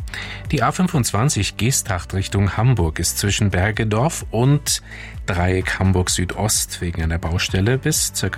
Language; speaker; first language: German; native; German